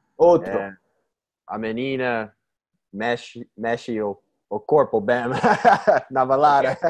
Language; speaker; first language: Portuguese; non-native, fluent; English